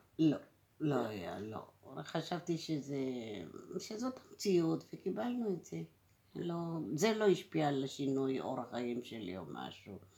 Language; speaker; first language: Hebrew; early bilingual, other home language; Malayalam